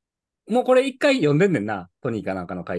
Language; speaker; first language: Japanese; native; Japanese